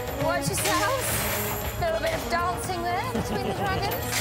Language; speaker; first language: English; native; English